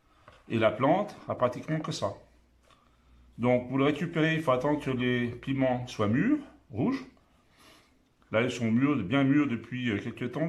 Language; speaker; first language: French; native; French